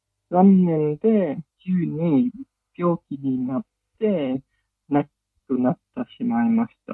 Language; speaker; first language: Japanese; non-native, learner; English